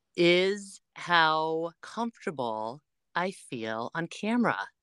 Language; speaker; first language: English; native; English